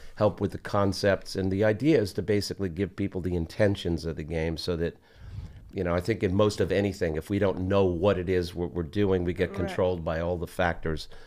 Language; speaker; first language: English; native; English